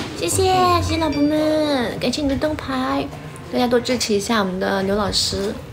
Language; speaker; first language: Chinese; non-native, local second language; Uyghur